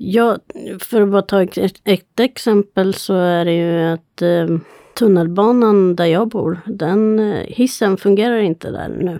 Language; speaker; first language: Swedish; native; Swedish